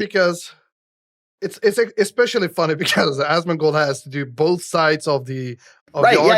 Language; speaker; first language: English; native; English